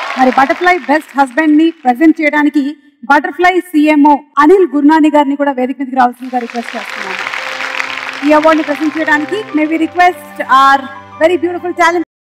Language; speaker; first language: Telugu; non-native, local second language; Malayalam